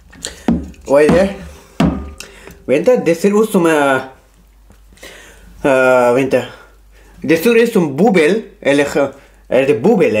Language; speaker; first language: Swedish; non-native, local second language; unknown